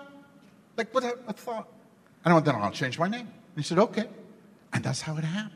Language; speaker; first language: English; non-native, local second language; Gujarati